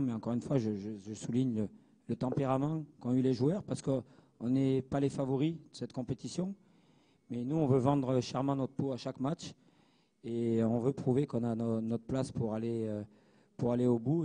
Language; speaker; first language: French; native; French